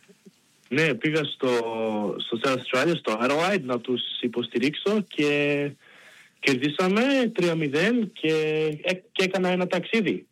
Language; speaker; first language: Greek; early bilingual, heritage; Greek